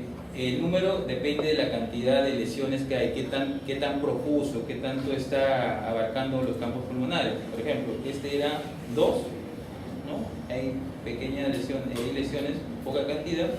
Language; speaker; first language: Spanish; native; Spanish